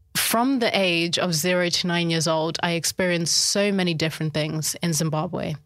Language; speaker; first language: English; early bilingual, other home language; Shona